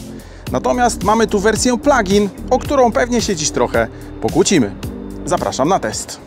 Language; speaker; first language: Polish; native; Polish